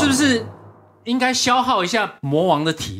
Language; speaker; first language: Chinese; native; Chinese